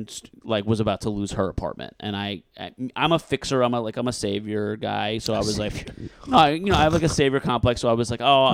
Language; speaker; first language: English; native; English